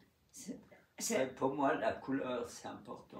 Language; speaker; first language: French; native; French